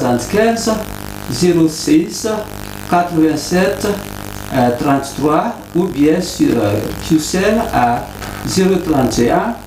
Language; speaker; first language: French; non-native, fluent; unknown